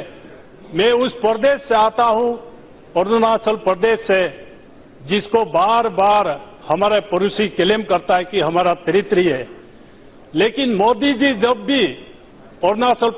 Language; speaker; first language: Hindi; non-native, local second language; Adi